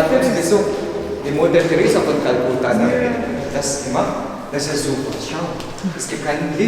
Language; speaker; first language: German; non-native, learner; Filipino